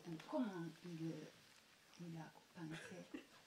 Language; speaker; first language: French; non-native, fluent; Japanese